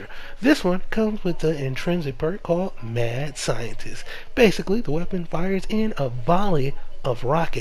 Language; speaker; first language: English; native; English